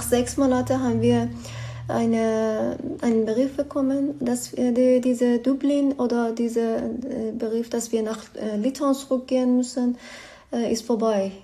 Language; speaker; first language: German; non-native, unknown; Persian